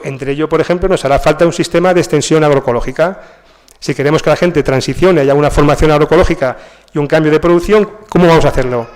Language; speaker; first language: Spanish; native; Spanish